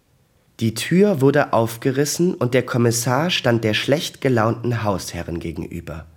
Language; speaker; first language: German; native; German